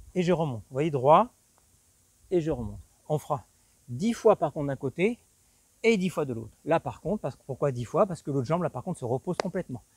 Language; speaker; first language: French; native; French